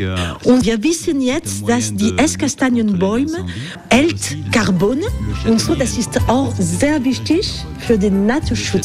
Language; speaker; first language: German; non-native, learner; French